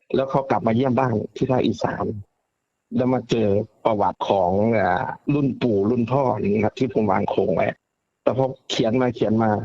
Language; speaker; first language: Thai; native; Thai